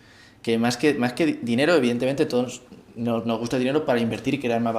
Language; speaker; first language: Spanish; native; Spanish